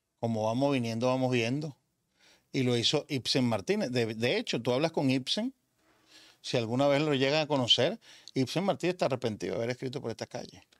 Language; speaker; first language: Spanish; native; Spanish